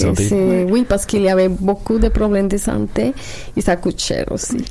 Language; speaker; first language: French; non-native, learner; Spanish